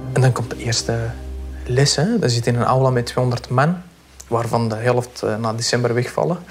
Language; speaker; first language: Dutch; early bilingual, other home language; Pashto